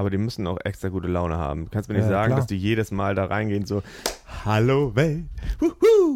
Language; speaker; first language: German; native; German